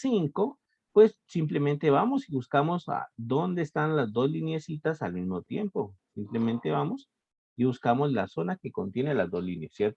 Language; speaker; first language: Spanish; native; Spanish